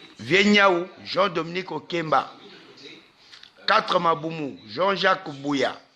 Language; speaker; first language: Lingala; native; Lingala